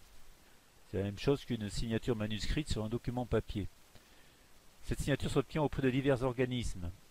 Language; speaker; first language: French; native; French